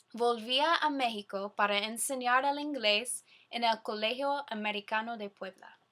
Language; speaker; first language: Spanish; non-native, fluent; English